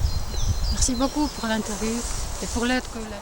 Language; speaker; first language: French; non-native, fluent; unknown